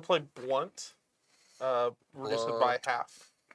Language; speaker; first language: English; native; English